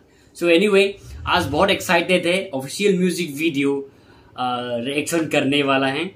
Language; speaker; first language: Hindi; non-native, local second language; Kok Borok